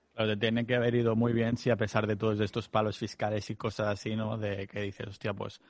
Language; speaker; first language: Spanish; non-native, local second language; Catalan